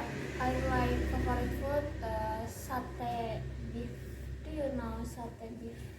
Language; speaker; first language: English; non-native, learner; Indonesian